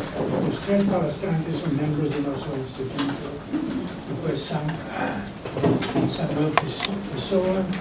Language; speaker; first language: Portuguese; non-native, fluent; Spanish